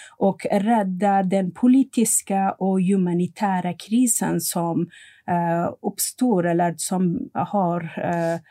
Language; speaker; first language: Swedish; non-native, fluent; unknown